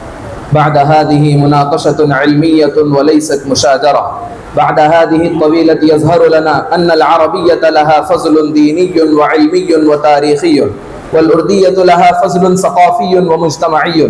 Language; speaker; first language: Arabic; non-native, learner; Urdu